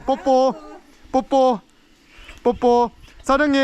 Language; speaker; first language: Korean; early bilingual, heritage; English